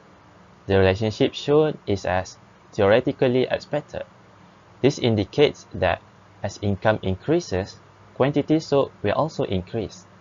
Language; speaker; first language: English; non-native, local second language; Malay